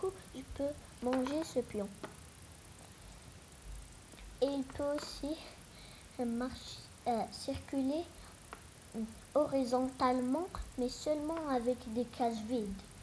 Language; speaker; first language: French; non-native, local second language; Arabic